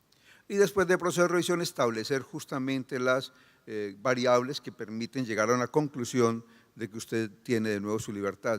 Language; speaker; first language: Spanish; native; Spanish